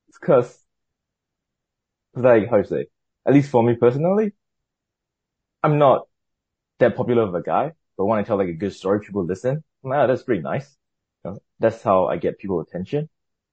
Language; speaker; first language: English; non-native, fluent; Burmese